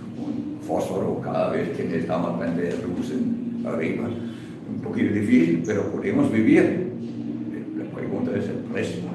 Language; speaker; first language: Spanish; non-native, fluent; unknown